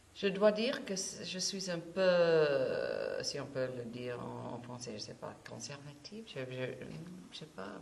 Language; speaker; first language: French; non-native, fluent; English